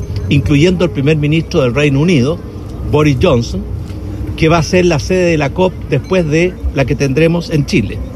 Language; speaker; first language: Spanish; native; Spanish